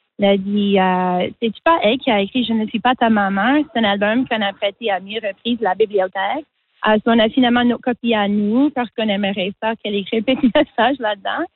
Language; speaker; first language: French; non-native, local second language; English